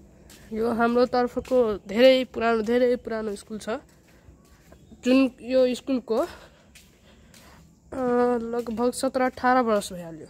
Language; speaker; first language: Nepali; non-native, local second language; Maithili